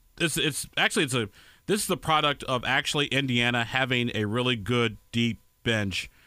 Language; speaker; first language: English; native; English